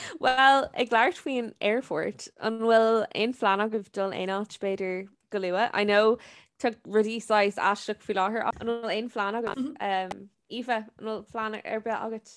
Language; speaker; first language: Irish; non-native, local second language; English